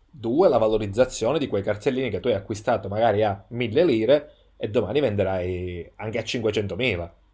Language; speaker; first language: Italian; native; Italian